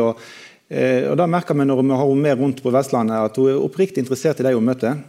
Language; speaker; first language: Norwegian; native; Norwegian